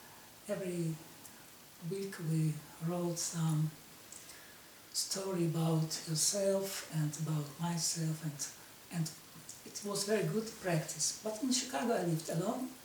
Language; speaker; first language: English; non-native, learner; Russian